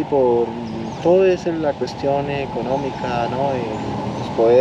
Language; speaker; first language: Spanish; native; Spanish